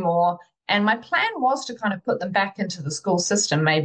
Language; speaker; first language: English; native; English